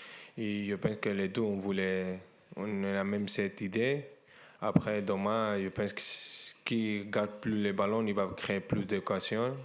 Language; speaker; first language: French; non-native, fluent; Spanish